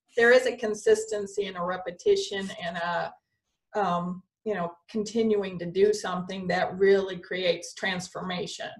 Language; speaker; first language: English; native; English